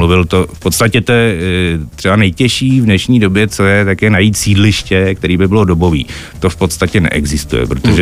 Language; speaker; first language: Czech; native; Czech